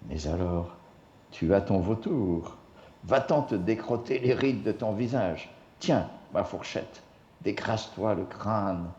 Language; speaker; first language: French; non-native, fluent; English